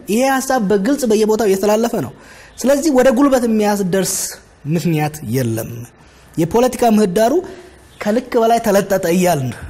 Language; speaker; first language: Amharic; non-native, local second language; Oromo